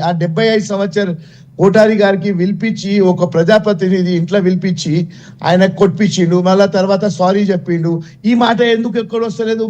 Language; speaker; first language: Telugu; non-native, local second language; Gujarati